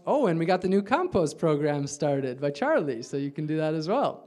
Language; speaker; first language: English; native; English